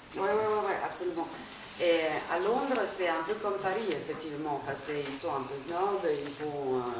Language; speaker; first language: French; non-native, fluent; Italian